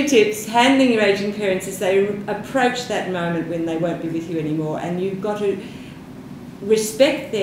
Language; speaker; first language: English; native; English